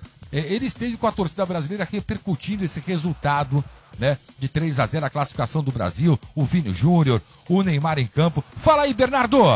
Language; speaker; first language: Portuguese; native; Portuguese